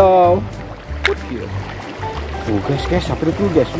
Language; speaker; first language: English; non-native, learner; Indonesian